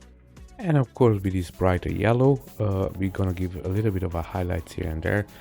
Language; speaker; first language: English; non-native, fluent; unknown